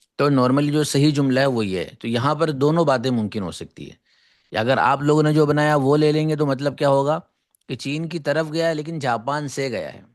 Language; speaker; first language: Urdu; native; Urdu